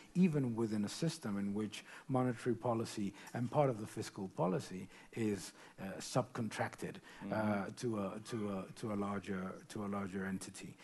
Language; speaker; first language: English; non-native, fluent; Spanish